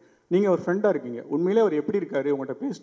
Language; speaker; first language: Tamil; native; Tamil